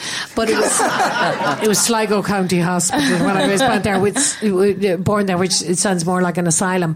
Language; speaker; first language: English; native; English